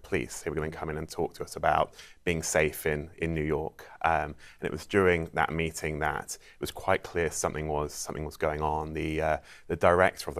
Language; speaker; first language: English; native; English